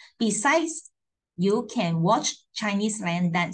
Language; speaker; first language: English; non-native, local second language; Chinese